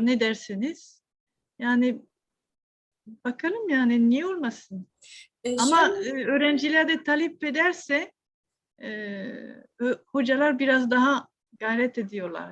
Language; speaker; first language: Turkish; non-native, fluent; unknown